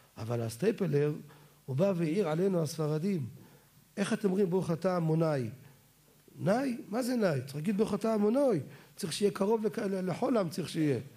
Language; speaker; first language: Hebrew; native; Hebrew